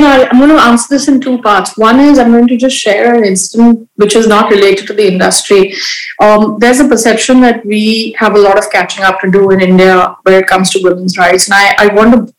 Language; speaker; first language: English; non-native, local second language; Hindi